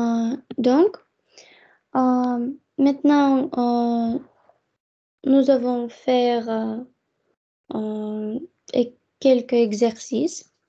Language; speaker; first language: French; non-native, fluent; Russian